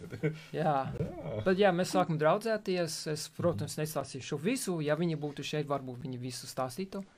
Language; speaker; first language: Latvian; non-native, fluent; English